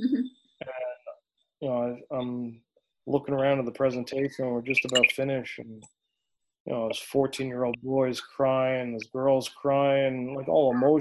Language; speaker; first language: English; native; English